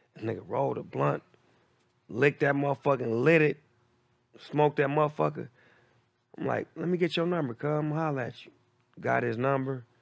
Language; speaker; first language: English; native; English